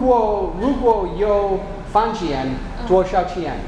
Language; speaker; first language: Chinese; non-native, learner; English